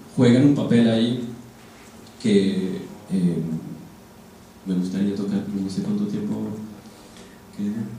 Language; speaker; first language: Spanish; non-native, fluent; French